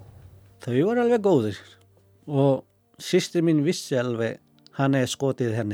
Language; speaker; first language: Icelandic; non-native, learner; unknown